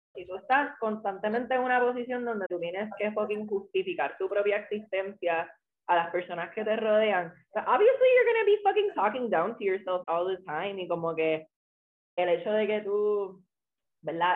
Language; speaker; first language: Spanish; early bilingual, heritage; Spanish